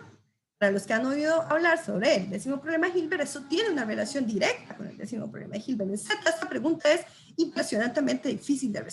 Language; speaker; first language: Spanish; native; Spanish